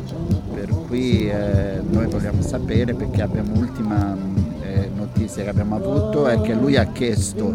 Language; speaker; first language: Italian; non-native, fluent; Portuguese